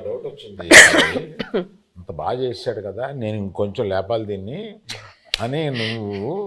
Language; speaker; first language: Telugu; native; Telugu